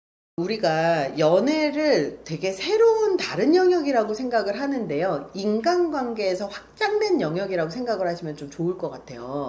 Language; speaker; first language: Korean; native; Korean